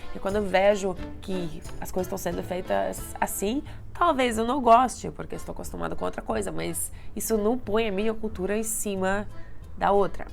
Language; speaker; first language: Portuguese; non-native, fluent; Russian